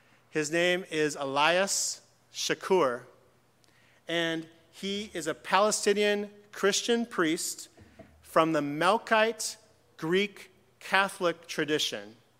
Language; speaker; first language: English; native; English